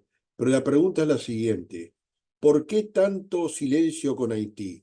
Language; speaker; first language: Spanish; native; Spanish